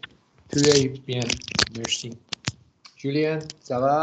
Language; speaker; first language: French; non-native, learner; English